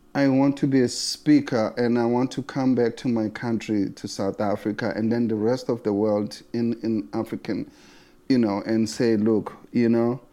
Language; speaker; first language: English; non-native, local second language; Zulu